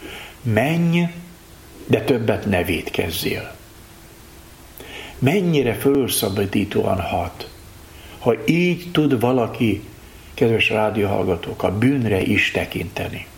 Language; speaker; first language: Hungarian; native; Hungarian